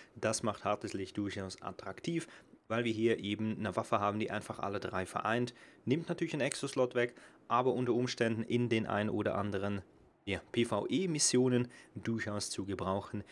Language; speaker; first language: German; native; German